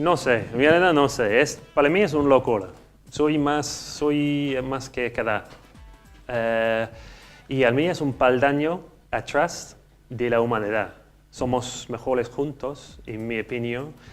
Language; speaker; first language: Spanish; non-native, learner; English